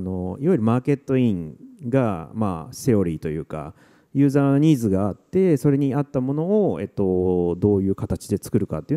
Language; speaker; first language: Japanese; native; Japanese